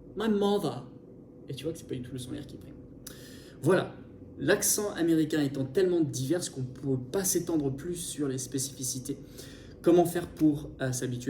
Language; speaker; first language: French; native; French